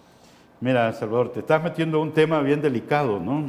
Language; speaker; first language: Spanish; native; Spanish